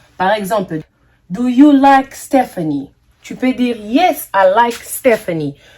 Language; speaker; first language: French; non-native, local second language; Lingala